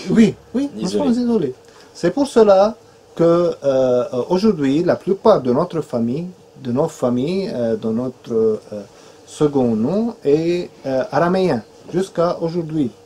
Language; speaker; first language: French; non-native, fluent; Arabic